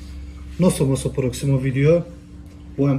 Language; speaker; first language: Spanish; non-native, learner; Turkish